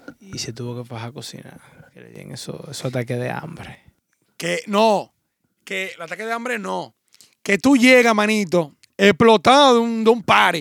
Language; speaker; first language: Spanish; native; Spanish